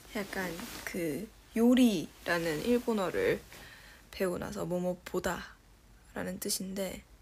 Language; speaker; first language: Korean; native; Korean